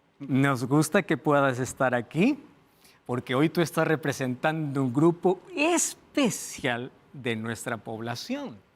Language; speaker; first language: Spanish; non-native, fluent; Portuguese